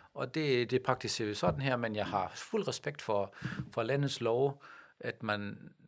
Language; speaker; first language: Danish; non-native, fluent; German